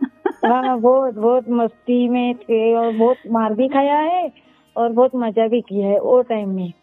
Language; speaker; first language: Hindi; non-native, local second language; Marathi